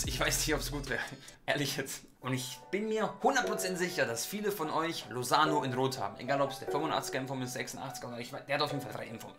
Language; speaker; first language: German; native; German